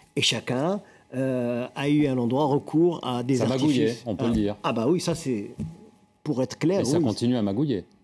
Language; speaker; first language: French; non-native, local second language; Arabic